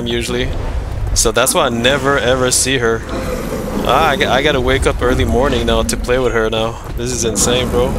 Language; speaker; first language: English; non-native, fluent; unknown